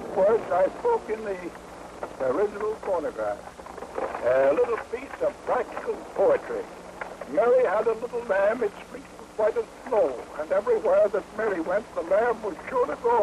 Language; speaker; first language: English; native; English